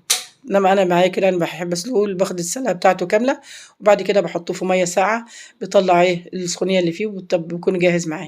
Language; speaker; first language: Arabic; native; Arabic